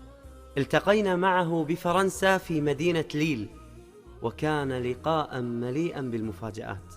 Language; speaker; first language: Arabic; native; Arabic